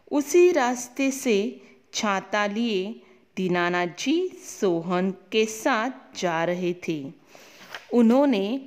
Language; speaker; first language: Hindi; non-native, local second language; Marathi